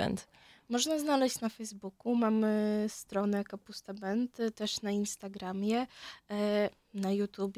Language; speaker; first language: Polish; non-native, fluent; Ukrainian